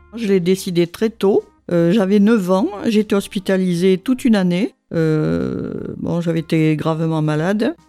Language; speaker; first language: French; native; French